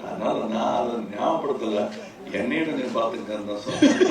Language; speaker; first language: Tamil; native; Tamil